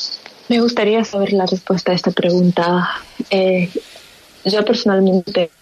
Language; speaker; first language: Spanish; non-native, fluent; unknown